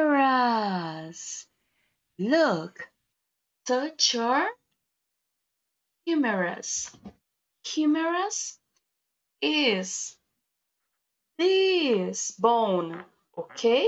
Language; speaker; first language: English; non-native, learner; Portuguese